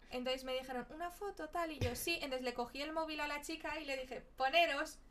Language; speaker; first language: Spanish; early bilingual, other home language; Portuguese